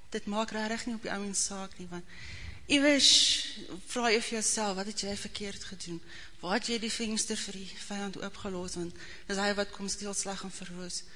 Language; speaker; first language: Afrikaans; native; Afrikaans